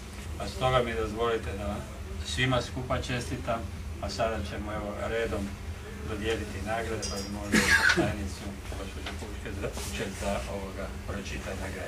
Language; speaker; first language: Croatian; native; Croatian